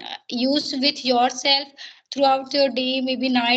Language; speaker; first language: English; non-native, learner; Hindi